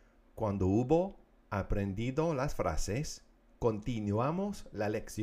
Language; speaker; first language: Spanish; non-native, fluent; English